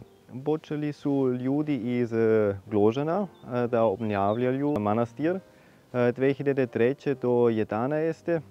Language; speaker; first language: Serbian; non-native, fluent; German